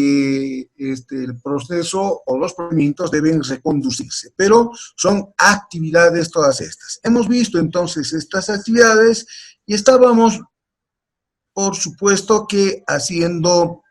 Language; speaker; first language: Spanish; native; Spanish